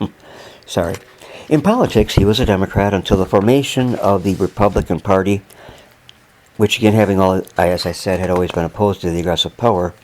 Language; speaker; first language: English; native; English